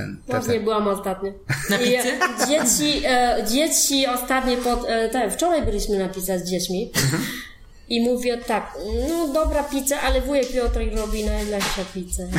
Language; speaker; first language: Polish; non-native, fluent; Vietnamese